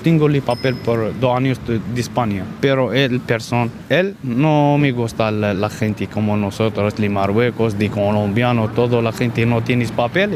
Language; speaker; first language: Spanish; non-native, learner; Arabic